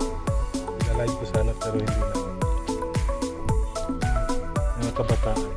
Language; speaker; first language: Filipino; non-native, local second language; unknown